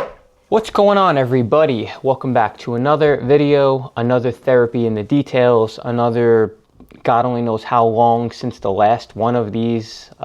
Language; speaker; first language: English; native; English